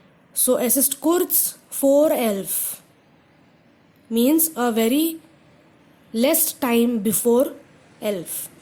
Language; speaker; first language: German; non-native, fluent; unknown